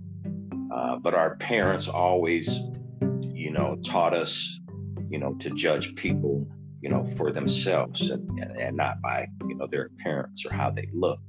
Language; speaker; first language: English; native; English